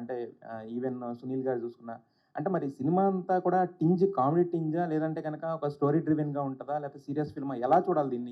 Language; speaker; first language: Telugu; native; Telugu